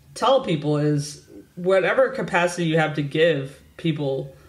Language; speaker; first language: English; native; English